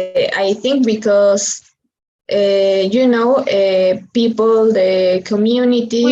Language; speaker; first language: English; non-native, learner; Spanish